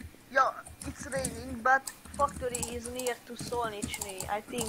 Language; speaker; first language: English; non-native, learner; Hungarian